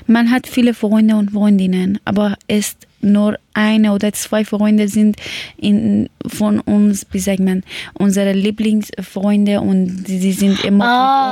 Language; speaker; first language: German; non-native, learner; Persian